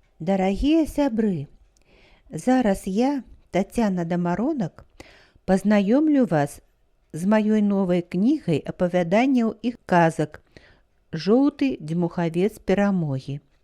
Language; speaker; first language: Belarusian; native; Belarusian